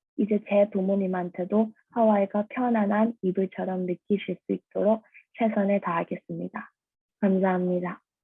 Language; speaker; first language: Korean; early bilingual, heritage; Korean